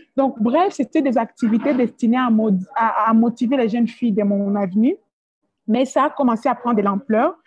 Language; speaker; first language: French; non-native, local second language; Swahili